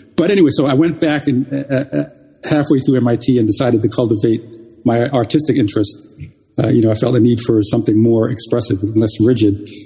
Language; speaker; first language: English; early bilingual, other home language; Jamaican Creole English